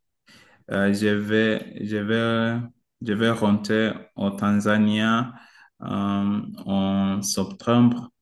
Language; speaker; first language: French; non-native, learner; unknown